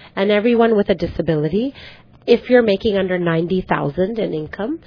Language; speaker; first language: English; early bilingual, other home language; Punjabi